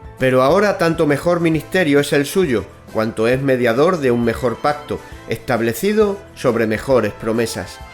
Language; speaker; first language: Spanish; native; Spanish